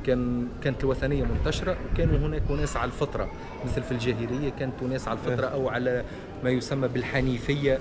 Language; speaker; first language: Arabic; native; Arabic